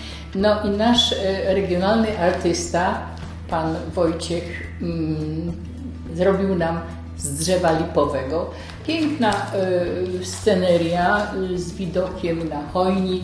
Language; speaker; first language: Polish; native; Polish